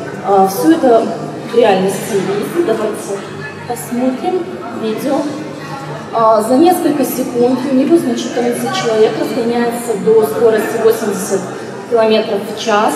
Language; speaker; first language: Russian; native; Russian